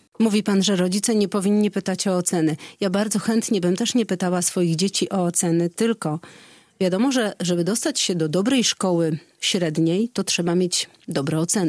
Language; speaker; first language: Polish; native; Polish